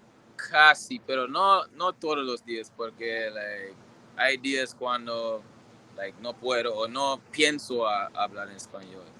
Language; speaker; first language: Spanish; non-native, learner; English